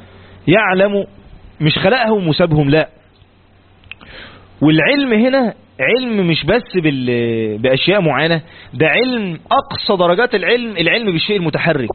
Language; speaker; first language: Arabic; native; Arabic